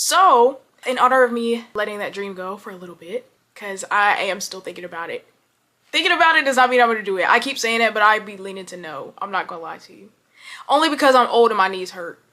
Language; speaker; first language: English; native; English